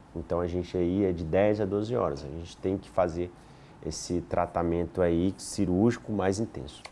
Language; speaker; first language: Portuguese; native; Portuguese